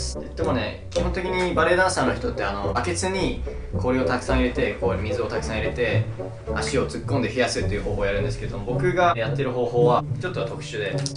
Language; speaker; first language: Japanese; native; Japanese